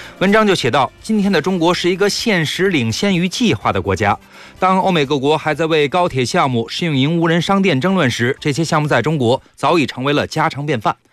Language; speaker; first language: Chinese; native; Chinese